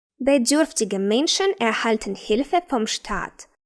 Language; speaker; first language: German; non-native, fluent; Ukrainian